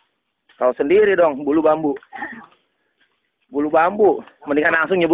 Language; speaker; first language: Indonesian; native; Indonesian